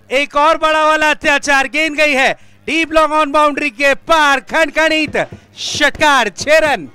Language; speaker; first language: Hindi; non-native, local second language; Marathi